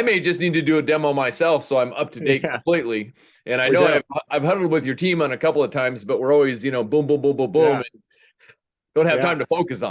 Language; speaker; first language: English; native; English